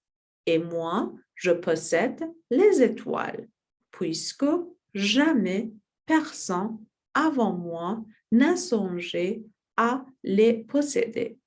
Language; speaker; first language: French; non-native, learner; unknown